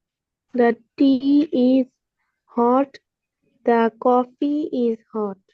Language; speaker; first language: English; non-native, learner; Bangla